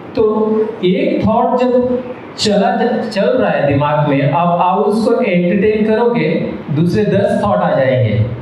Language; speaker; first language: Hindi; non-native, local second language; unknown